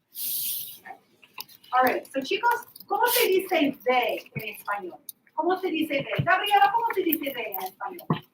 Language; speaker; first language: Spanish; non-native, fluent; English